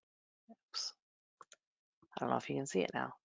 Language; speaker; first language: English; native; English